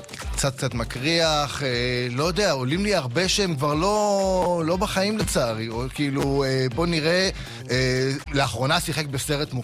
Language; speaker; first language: Hebrew; native; Hebrew